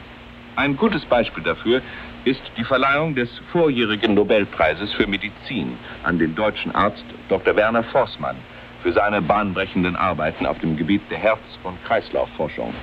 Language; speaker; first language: German; native; German